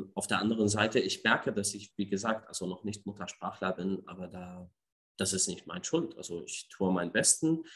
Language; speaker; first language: German; non-native, fluent; Arabic